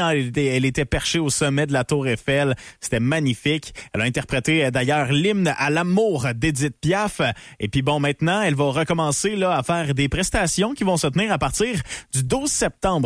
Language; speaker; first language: French; native; French